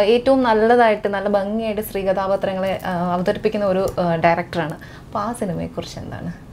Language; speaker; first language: Malayalam; native; Malayalam